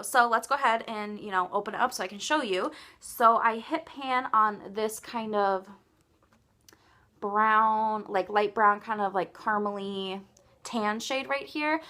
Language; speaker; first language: English; native; English